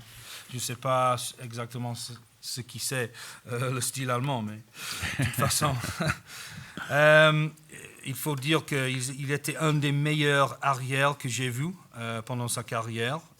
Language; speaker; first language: French; non-native, fluent; English